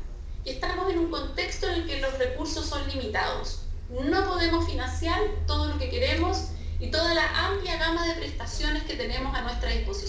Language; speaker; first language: Spanish; native; Spanish